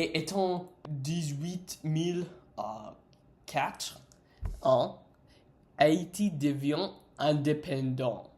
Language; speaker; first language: French; non-native, learner; English